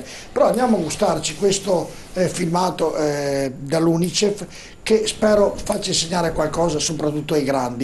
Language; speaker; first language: Italian; native; Italian